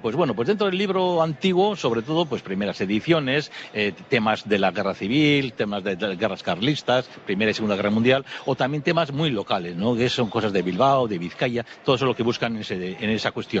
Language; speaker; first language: Spanish; native; Spanish